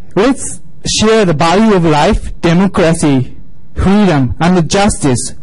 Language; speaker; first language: English; non-native, fluent; Japanese